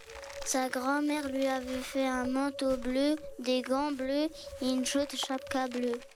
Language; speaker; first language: French; native; French